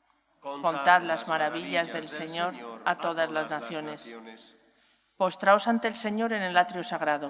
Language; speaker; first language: Spanish; native; Spanish